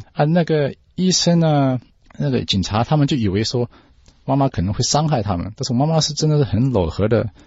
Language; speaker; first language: Chinese; early bilingual, heritage; Chinese